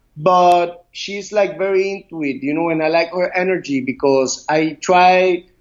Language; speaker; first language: English; non-native, learner; Spanish